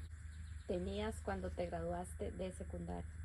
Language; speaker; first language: Spanish; native; Spanish